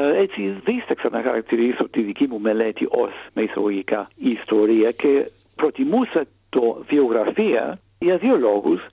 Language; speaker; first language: Greek; non-native, fluent; English